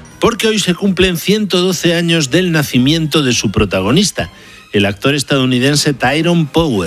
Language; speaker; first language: Spanish; native; Spanish